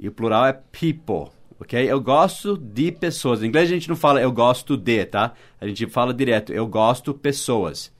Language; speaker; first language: Portuguese; non-native, fluent; English